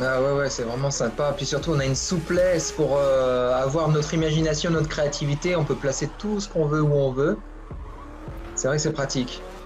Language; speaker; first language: French; native; French